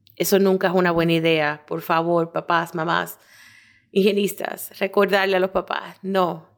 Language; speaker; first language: Spanish; native; Spanish